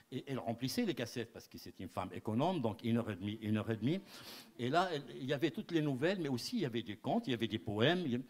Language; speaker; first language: French; non-native, local second language; Arabic